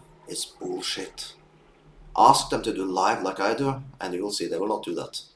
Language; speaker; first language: English; non-native, fluent; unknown